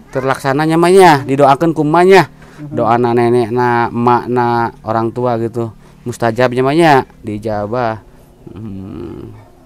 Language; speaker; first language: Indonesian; non-native, local second language; Sundanese